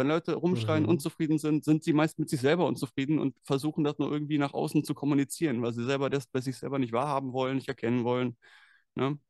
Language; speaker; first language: German; native; German